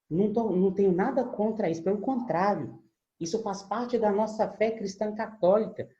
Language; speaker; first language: Portuguese; native; Portuguese